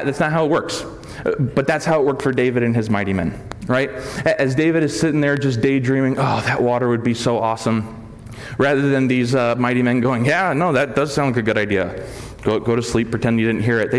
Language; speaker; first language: English; native; English